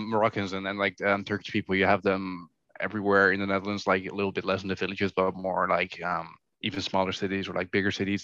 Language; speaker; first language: English; non-native, fluent; Dutch